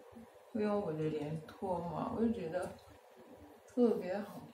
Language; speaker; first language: Chinese; non-native, fluent; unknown